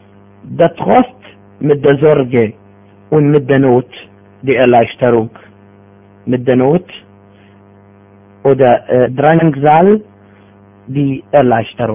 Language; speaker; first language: German; non-native, fluent; Arabic